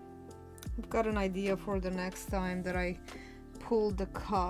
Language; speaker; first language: English; non-native, fluent; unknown